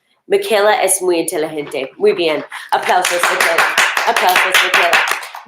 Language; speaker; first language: Spanish; non-native, fluent; English